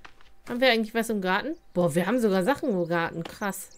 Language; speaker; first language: German; native; German